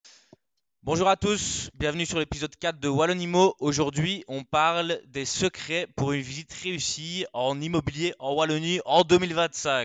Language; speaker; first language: French; native; French